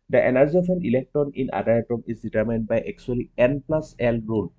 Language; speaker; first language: English; non-native, local second language; Assamese